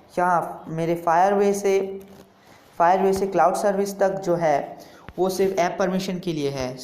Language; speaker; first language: Hindi; non-native, local second language; Bangla